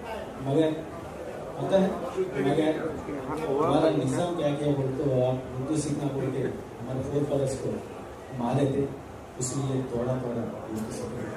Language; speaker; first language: Hindi; non-native, local second language; Telugu